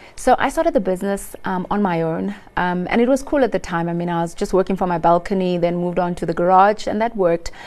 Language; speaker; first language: English; non-native, local second language; Xhosa